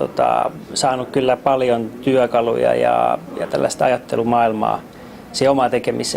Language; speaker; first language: Finnish; native; Finnish